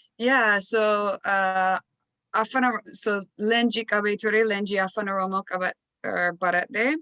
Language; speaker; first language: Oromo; non-native, learner; English